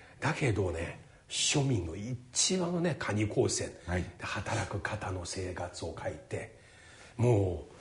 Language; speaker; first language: Japanese; non-native, fluent; Chinese